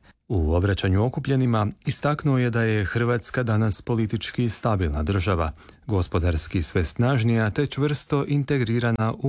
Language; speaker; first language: Serbian; native; Serbian